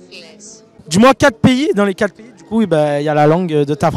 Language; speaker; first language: French; native; French